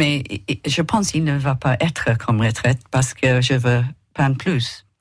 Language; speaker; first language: French; non-native, learner; English